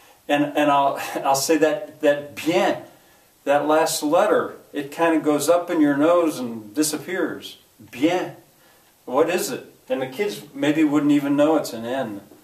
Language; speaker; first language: English; native; English